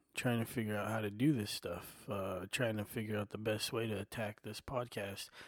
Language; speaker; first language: English; native; English